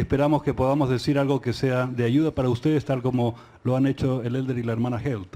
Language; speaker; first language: Spanish; native; Spanish